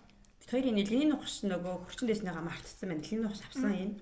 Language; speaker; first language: Mongolian; native; Mongolian